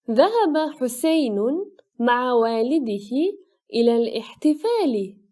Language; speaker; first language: Arabic; non-native, fluent; Turkish